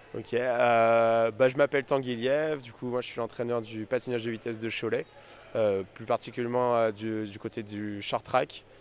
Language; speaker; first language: French; native; French